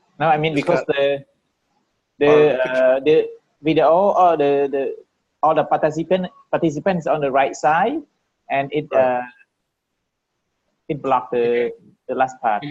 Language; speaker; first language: English; non-native, learner; Vietnamese